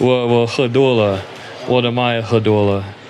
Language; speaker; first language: Chinese; non-native, learner; English